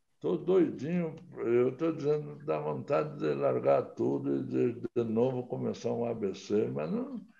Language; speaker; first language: Portuguese; native; Portuguese